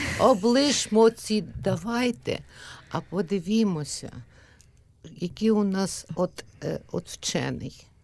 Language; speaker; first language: Ukrainian; native; Ukrainian